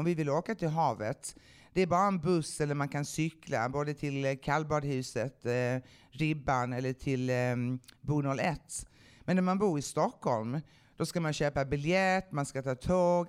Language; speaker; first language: Swedish; native; Swedish